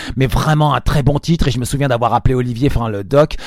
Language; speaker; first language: French; native; French